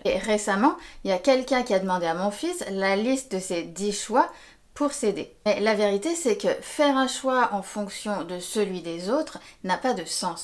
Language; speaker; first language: French; native; French